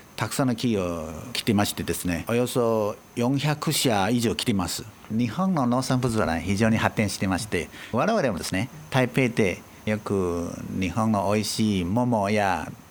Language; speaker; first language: Japanese; non-native, fluent; Chinese